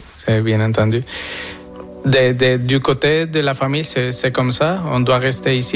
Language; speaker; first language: French; non-native, fluent; Spanish